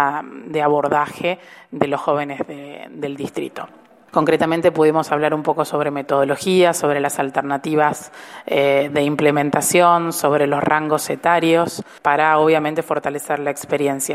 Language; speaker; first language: Spanish; native; Spanish